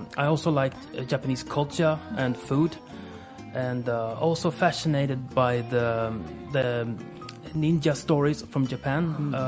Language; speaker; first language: English; non-native, fluent; Swedish